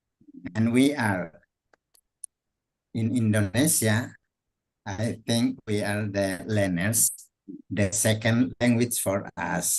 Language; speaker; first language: English; non-native, fluent; Indonesian